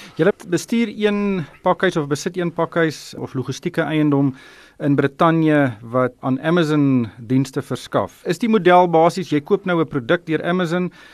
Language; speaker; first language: Afrikaans; native; Afrikaans